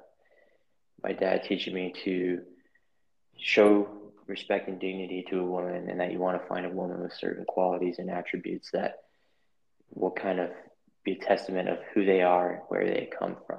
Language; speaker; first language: English; native; English